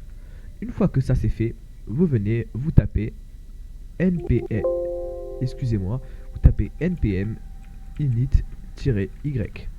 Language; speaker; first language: French; native; French